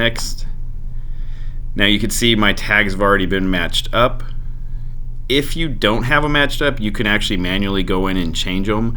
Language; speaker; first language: English; native; English